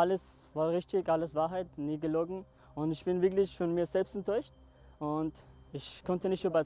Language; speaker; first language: German; non-native, learner; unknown